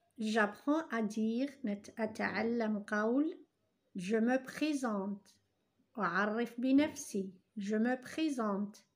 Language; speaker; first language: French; non-native, local second language; Arabic